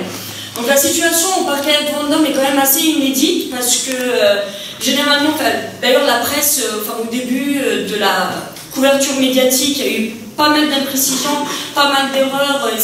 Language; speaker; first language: French; native; French